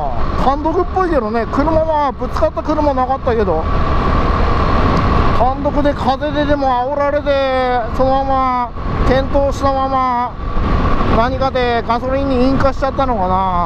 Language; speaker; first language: Japanese; native; Japanese